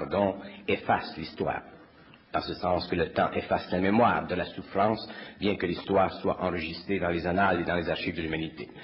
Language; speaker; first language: French; native; French